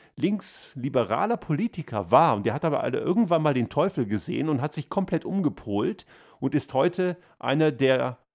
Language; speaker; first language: German; early bilingual, other home language; Croatian